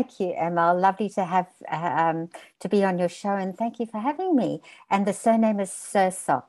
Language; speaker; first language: English; native; English